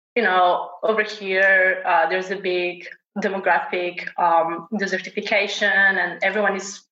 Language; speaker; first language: English; non-native, fluent; Portuguese